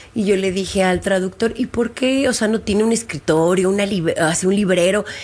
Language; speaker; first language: Spanish; native; Spanish